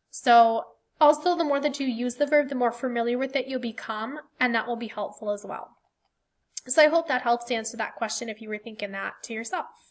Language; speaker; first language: English; native; English